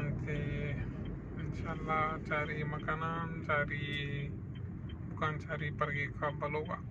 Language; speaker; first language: Indonesian; non-native, learner; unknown